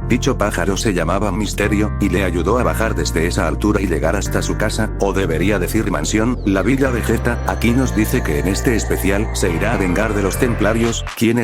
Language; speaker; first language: Spanish; native; Spanish